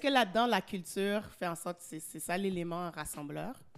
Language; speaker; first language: French; early bilingual, heritage; French